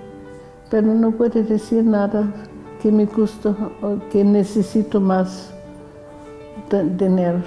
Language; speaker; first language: Spanish; non-native, learner; German